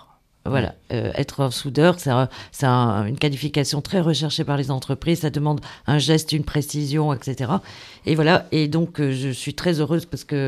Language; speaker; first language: French; native; French